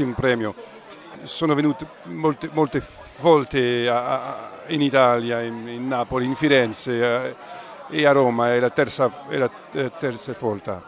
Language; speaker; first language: Italian; non-native, learner; French